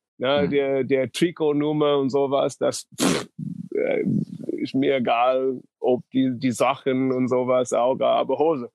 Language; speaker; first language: German; non-native, fluent; English